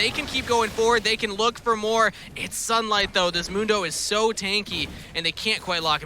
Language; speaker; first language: English; native; English